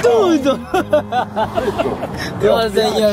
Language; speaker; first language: Italian; non-native, fluent; Spanish